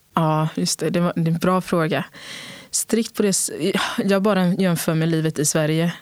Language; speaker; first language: Swedish; early bilingual, other home language; Portuguese